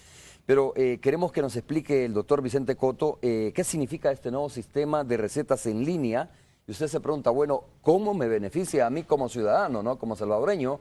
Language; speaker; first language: Spanish; native; Spanish